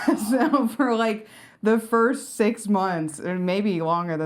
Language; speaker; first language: English; native; English